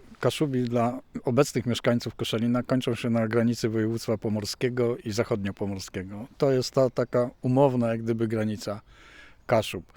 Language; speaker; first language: Polish; native; Polish